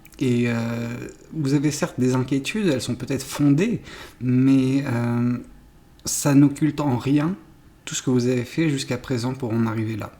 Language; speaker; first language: French; native; French